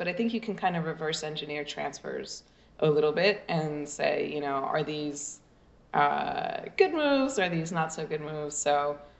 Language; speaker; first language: English; native; English